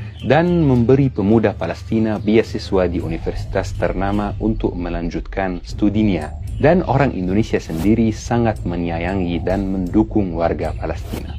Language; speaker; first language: Malay; non-native, fluent; Arabic